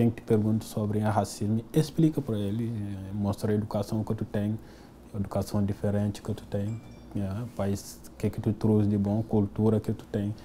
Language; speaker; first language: Portuguese; non-native, fluent; Wolof